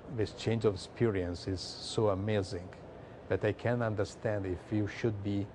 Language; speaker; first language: English; non-native, learner; Italian